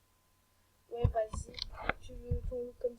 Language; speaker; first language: French; native; French